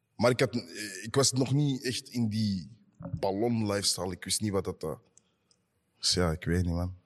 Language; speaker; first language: Dutch; early bilingual, other home language; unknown